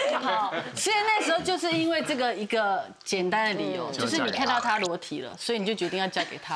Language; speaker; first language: Chinese; native; Chinese